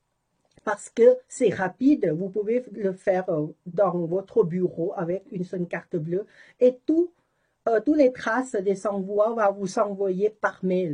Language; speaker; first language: French; non-native, learner; Thai